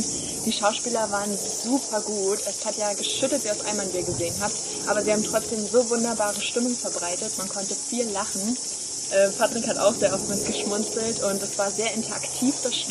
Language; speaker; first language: German; native; German